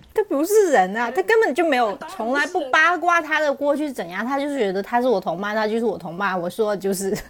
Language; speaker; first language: Chinese; non-native, local second language; Cantonese